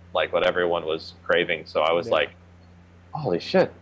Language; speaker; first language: English; native; English